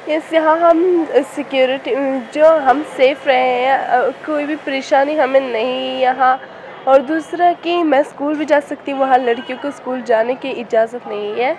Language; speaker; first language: Hindi; non-native, learner; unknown